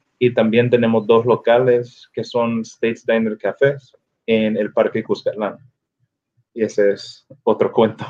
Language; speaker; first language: Spanish; early bilingual, other home language; English